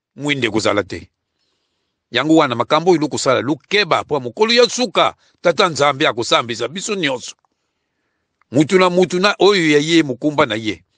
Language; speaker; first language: Lingala; non-native, local second language; Kongo